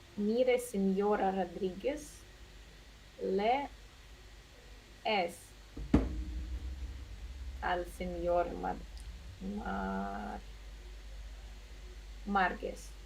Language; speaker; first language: Spanish; non-native, learner; Russian